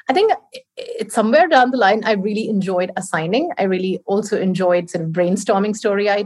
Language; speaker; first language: English; non-native, local second language; Hindi